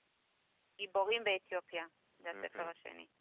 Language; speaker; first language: Hebrew; early bilingual, other home language; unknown